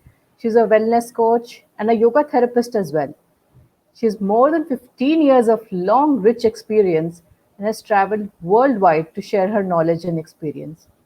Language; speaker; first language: English; non-native, local second language; Hindi